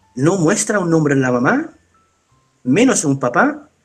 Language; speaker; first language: Spanish; non-native, fluent; Dutch